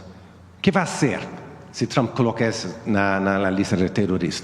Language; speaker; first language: Spanish; non-native, learner; Swedish